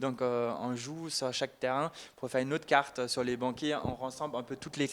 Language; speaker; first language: French; non-native, fluent; German